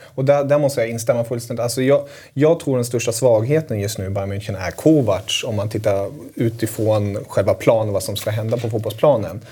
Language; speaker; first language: Swedish; native; Swedish